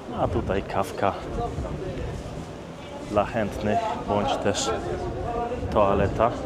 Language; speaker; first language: Polish; native; Polish